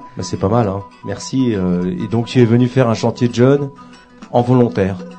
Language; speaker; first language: French; native; French